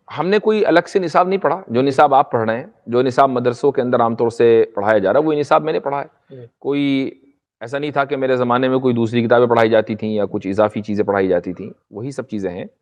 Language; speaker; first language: Urdu; native; Urdu